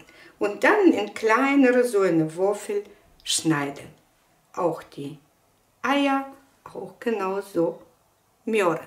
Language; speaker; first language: German; non-native, fluent; Russian